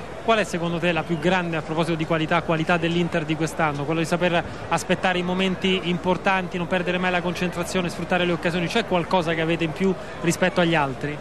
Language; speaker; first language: Italian; native; Italian